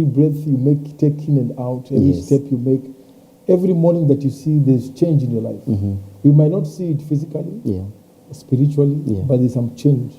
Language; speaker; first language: English; non-native, local second language; Swahili